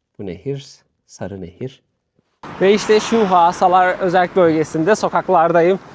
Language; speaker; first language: Turkish; native; Turkish